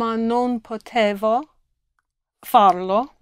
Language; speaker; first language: Italian; non-native, learner; English